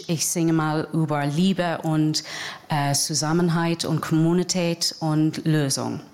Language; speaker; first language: German; non-native, fluent; English